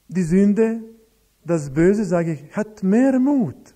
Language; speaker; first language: German; non-native, fluent; Croatian